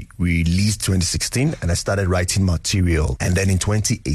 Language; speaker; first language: English; non-native, local second language; Yoruba